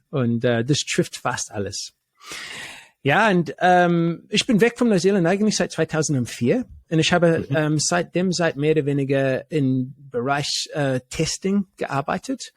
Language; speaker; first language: German; non-native, fluent; English